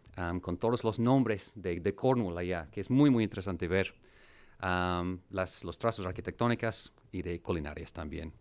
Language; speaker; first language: Spanish; non-native, fluent; English